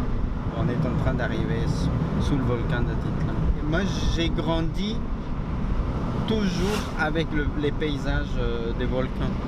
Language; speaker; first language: French; non-native, fluent; Spanish